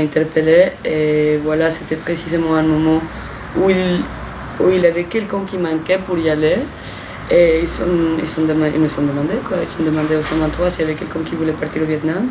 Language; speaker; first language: French; non-native, fluent; Spanish